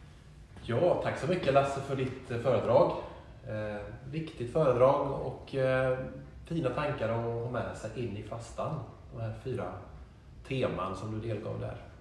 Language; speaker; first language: Swedish; native; Swedish